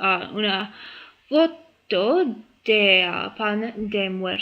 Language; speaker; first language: Spanish; non-native, learner; English